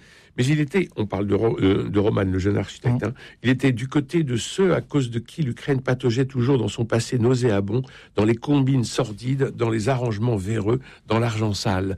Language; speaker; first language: French; native; French